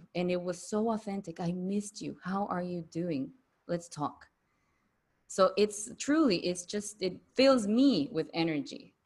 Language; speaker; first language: English; non-native, fluent; Spanish